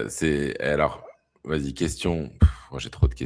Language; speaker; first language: French; native; French